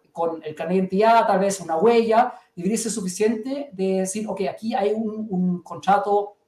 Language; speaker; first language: Spanish; early bilingual, heritage; German